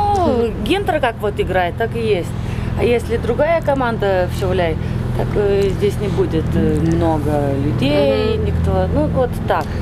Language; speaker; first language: Russian; non-native, learner; Lithuanian